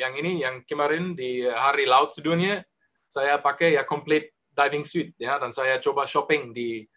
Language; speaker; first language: Indonesian; non-native, learner; German